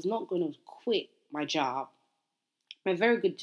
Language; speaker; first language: English; non-native, local second language; Yoruba